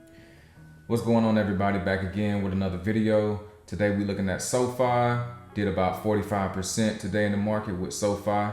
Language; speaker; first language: English; native; English